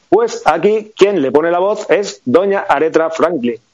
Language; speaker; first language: Spanish; native; Spanish